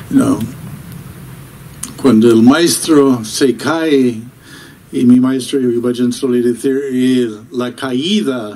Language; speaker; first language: Spanish; non-native, fluent; English